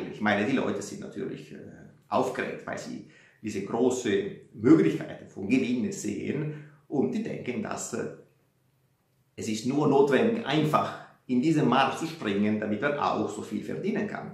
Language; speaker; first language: German; non-native, fluent; Italian